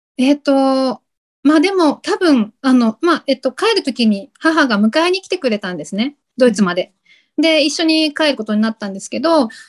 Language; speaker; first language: Japanese; native; Japanese